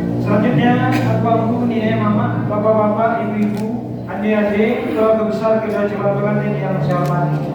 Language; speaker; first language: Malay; non-native, local second language; Minangkabau